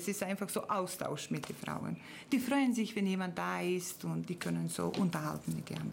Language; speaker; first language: German; non-native, fluent; Serbian